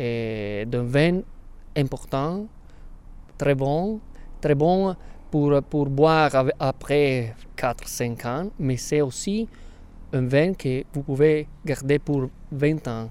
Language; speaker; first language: French; non-native, fluent; Italian